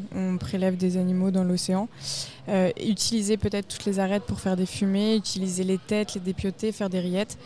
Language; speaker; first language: French; native; French